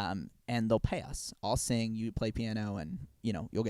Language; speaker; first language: English; native; English